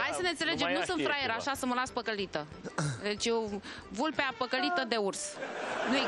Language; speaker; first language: Romanian; native; Romanian